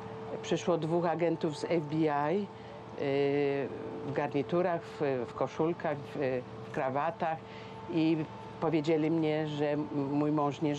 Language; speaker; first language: Polish; native; Polish